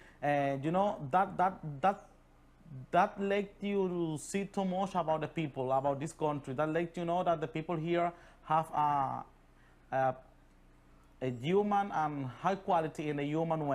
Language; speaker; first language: English; non-native, learner; Spanish